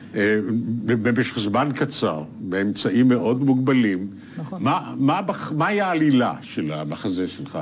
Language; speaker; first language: Hebrew; native; Hebrew